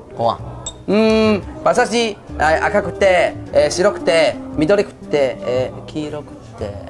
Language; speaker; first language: Japanese; non-native, fluent; Cantonese